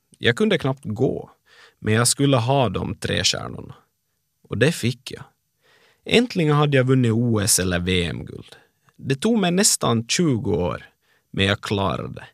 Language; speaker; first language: Swedish; native; Swedish